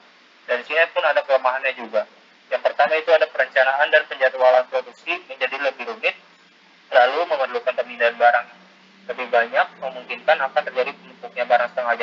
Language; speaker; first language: Indonesian; native; Indonesian